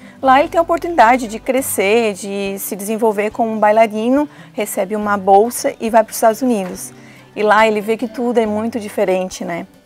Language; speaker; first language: Portuguese; native; Portuguese